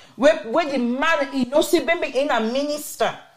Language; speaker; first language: English; non-native, local second language; Krio